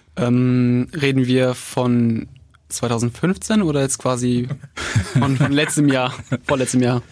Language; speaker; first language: German; early bilingual, other home language; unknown